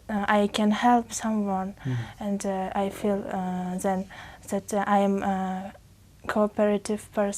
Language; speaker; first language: English; non-native, learner; Uzbek